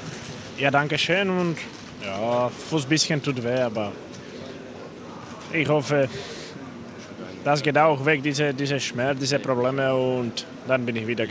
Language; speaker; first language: German; non-native, learner; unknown